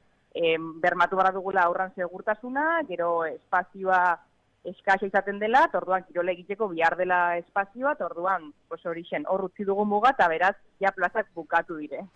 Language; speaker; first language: Basque; native; Basque